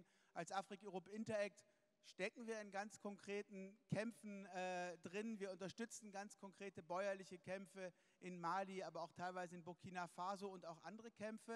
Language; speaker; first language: German; native; German